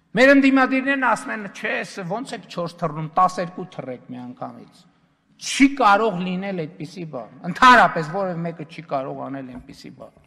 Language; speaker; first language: Armenian; native; Armenian